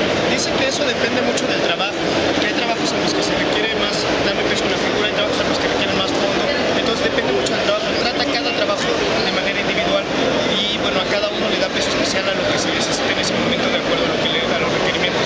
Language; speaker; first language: Spanish; native; Spanish